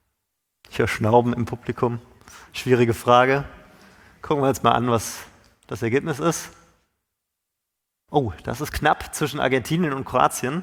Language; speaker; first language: German; native; German